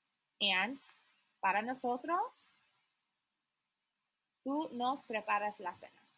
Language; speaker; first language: Spanish; non-native, learner; English